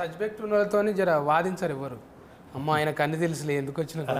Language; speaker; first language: Telugu; native; Telugu